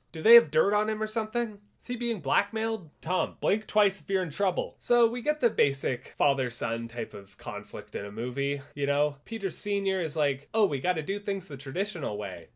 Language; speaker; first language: English; native; English